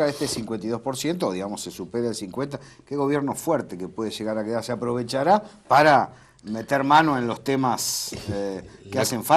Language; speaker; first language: Spanish; native; Spanish